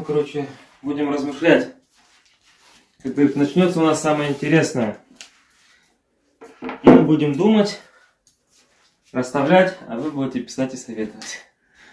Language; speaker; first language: Russian; native; Russian